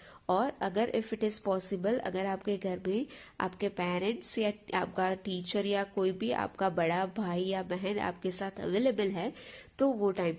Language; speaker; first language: Hindi; non-native, local second language; Gujarati